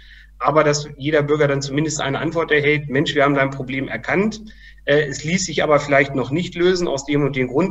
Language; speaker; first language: German; native; German